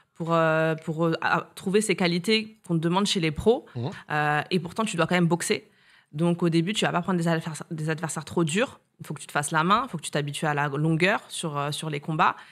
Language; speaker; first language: French; native; French